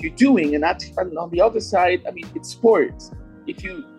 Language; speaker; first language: English; non-native, fluent; Swiss German